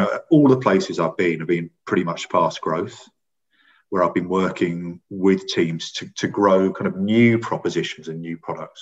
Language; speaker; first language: English; native; English